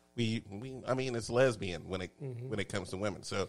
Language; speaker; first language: English; native; English